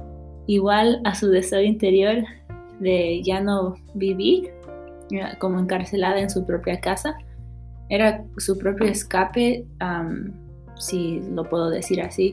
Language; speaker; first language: Spanish; early bilingual, heritage; Spanish